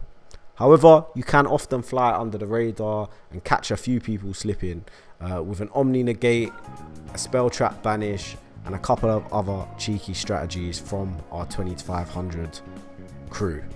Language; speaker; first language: English; native; English